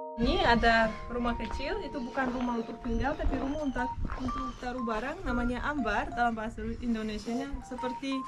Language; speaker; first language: Indonesian; non-native, fluent; Russian